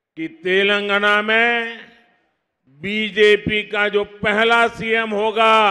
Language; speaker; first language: Hindi; non-native, local second language; Gujarati